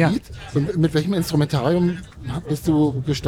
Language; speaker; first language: German; native; German